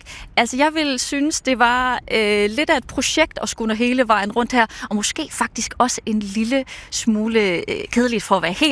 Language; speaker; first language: Danish; native; Danish